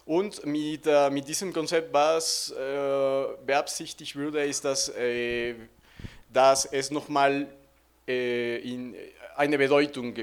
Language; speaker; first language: German; non-native, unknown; Spanish